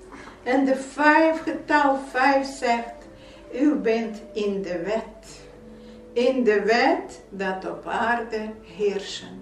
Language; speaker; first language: Dutch; non-native, fluent; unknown